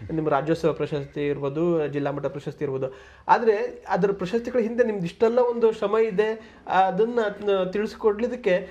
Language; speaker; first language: Kannada; native; Kannada